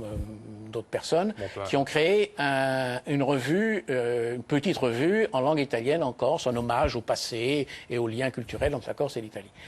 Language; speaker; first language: French; native; French